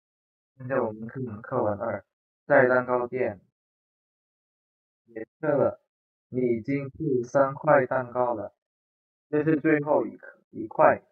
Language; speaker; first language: Chinese; non-native, fluent; Indonesian